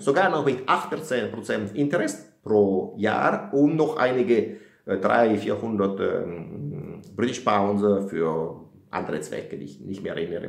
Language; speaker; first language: German; non-native, fluent; Italian